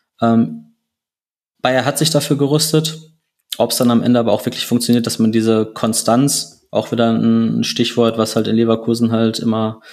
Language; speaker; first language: German; native; German